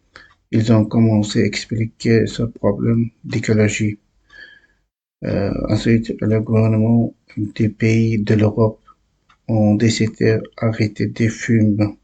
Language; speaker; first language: French; non-native, learner; Uzbek